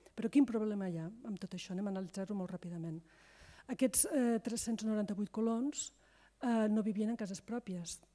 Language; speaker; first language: Catalan; native; Catalan